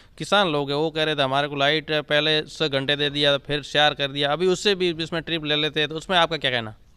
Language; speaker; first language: Hindi; native; Hindi